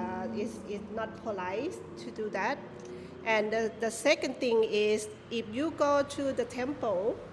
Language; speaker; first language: English; non-native, learner; Thai